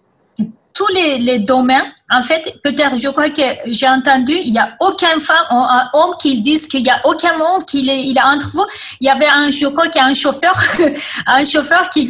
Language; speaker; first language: French; non-native, fluent; Kurdish